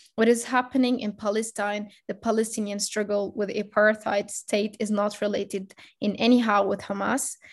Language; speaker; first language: English; non-native, fluent; Arabic